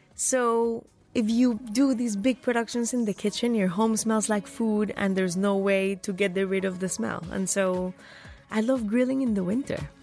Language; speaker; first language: English; non-native, fluent; Spanish